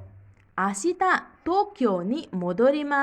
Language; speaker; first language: Japanese; non-native, fluent; Nepali